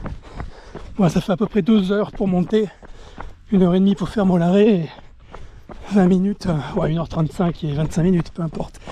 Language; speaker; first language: French; native; French